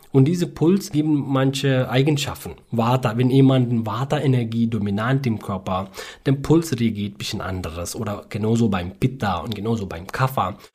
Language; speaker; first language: German; non-native, learner; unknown